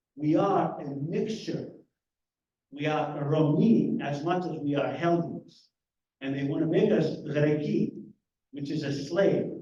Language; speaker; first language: English; non-native, fluent; Greek